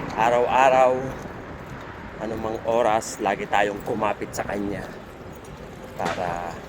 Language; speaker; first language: Filipino; non-native, local second language; Bikol